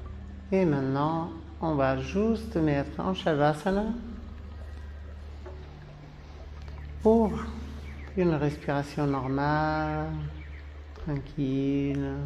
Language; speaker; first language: French; non-native, fluent; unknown